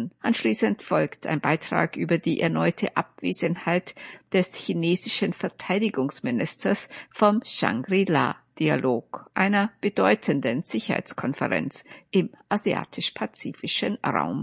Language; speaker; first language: German; native; German